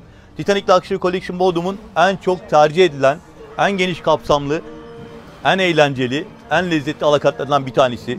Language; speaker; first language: Turkish; native; Turkish